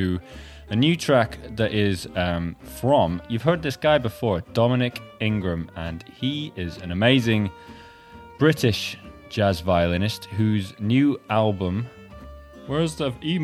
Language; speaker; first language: English; native; English